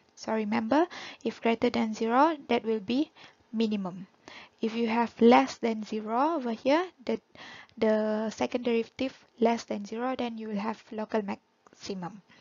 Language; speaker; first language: English; non-native, local second language; Malay